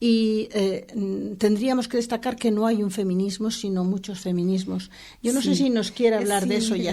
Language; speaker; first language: Spanish; native; Spanish